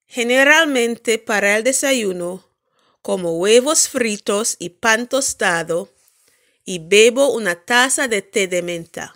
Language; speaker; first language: Spanish; non-native, fluent; English